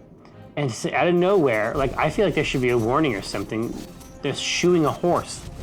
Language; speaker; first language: English; native; English